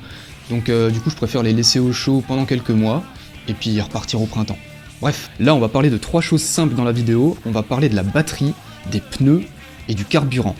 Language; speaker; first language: French; native; French